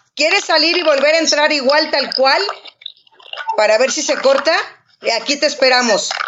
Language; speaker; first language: Spanish; native; Spanish